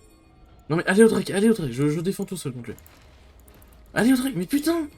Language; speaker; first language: French; native; French